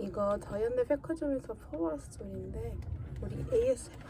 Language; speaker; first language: Korean; non-native, learner; Italian